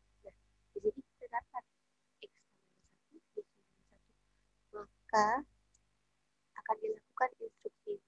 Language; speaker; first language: Indonesian; native; Indonesian